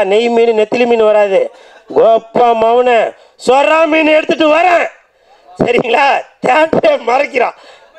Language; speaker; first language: Tamil; native; Tamil